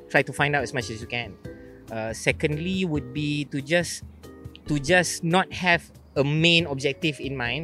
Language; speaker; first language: English; non-native, local second language; Malay